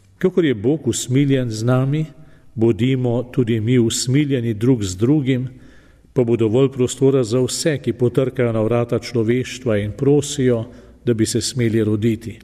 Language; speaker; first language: Slovenian; native; Slovenian